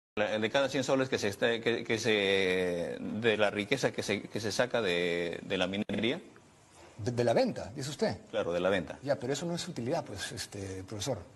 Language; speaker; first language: Spanish; native; Spanish